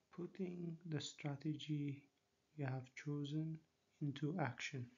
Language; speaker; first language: English; non-native, local second language; Amharic